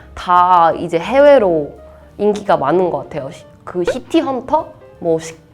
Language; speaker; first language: Korean; non-native, fluent; Chinese